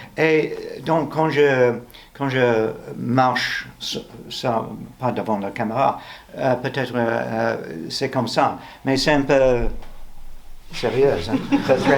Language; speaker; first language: French; non-native, learner; English